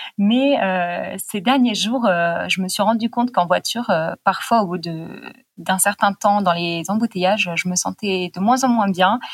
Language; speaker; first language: French; native; French